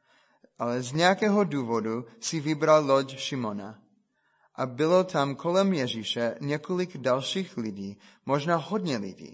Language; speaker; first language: Czech; non-native, fluent; English